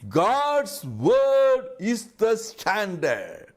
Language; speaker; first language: English; non-native, local second language; Tamil